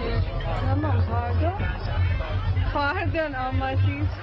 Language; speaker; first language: Turkish; non-native, learner; Persian